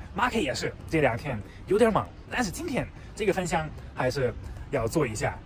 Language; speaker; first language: Chinese; non-native, fluent; German